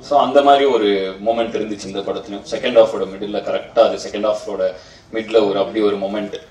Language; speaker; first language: Tamil; native; Tamil